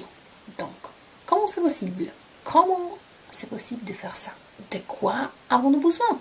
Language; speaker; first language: French; non-native, fluent; Polish